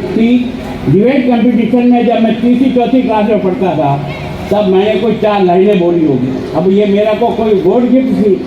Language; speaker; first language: Hindi; native; Hindi